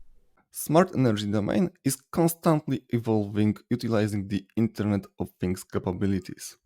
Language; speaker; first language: English; non-native, fluent; Polish